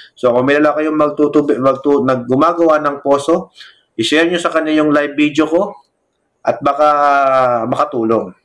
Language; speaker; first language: Filipino; non-native, local second language; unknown